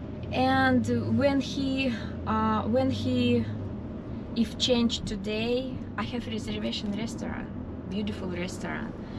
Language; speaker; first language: English; non-native, learner; Russian